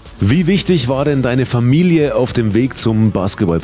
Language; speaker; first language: German; native; German